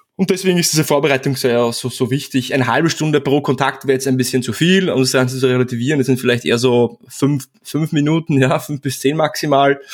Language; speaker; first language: German; early bilingual, other home language; Czech